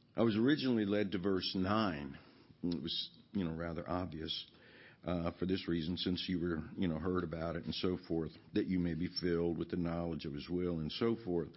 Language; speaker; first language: English; native; English